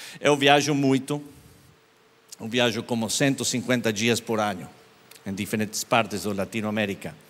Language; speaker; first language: Portuguese; non-native, learner; English